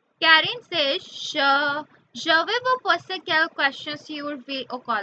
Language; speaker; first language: French; non-native, learner; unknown